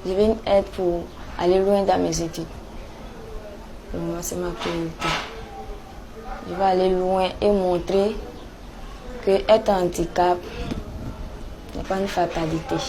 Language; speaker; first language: French; non-native, local second language; Dyula